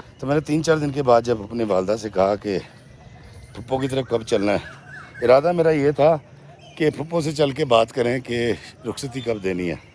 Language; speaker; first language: Urdu; non-native, local second language; Punjabi